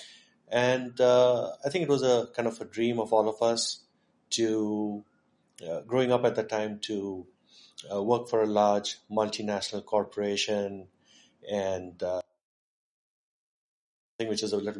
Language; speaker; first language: English; non-native, local second language; Marathi